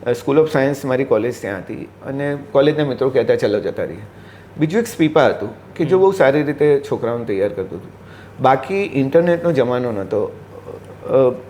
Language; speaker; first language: Gujarati; native; Gujarati